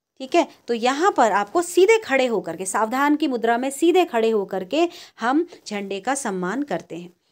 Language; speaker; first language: Hindi; native; Hindi